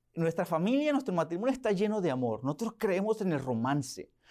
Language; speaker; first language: Spanish; early bilingual, heritage; Spanish